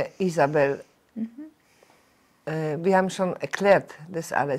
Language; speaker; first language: German; non-native, learner; Polish